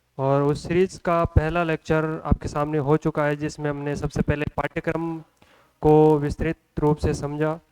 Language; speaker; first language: Hindi; native; Hindi